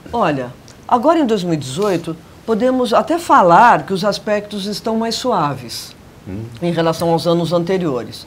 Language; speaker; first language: Portuguese; native; Portuguese